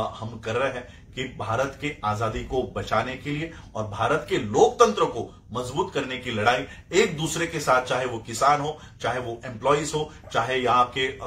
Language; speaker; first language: Hindi; non-native, local second language; Marathi